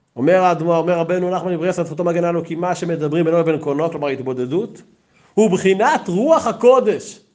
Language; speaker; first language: Hebrew; native; Hebrew